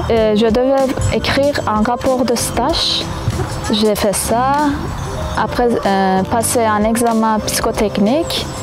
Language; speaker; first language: French; non-native, fluent; Kurdish